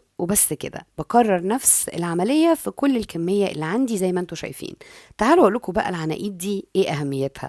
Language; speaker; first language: Arabic; native; Arabic